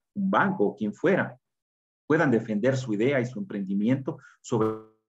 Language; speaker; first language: Spanish; native; Spanish